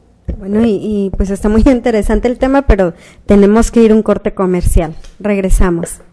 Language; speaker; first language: Spanish; native; Spanish